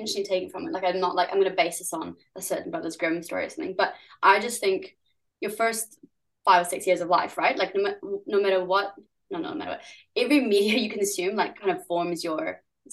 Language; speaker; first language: English; native; English